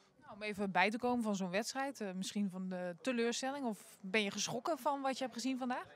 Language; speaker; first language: Dutch; native; Dutch